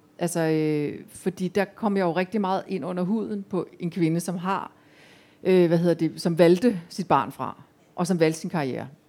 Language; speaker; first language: Danish; native; Danish